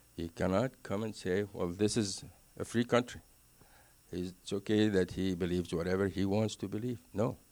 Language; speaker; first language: English; non-native, fluent; Arabic